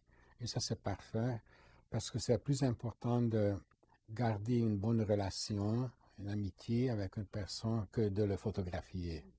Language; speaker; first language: French; non-native, fluent; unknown